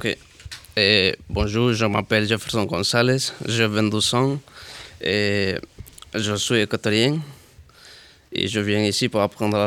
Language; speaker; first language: French; non-native, learner; Spanish